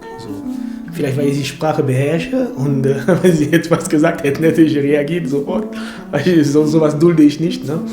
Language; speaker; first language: German; non-native, fluent; French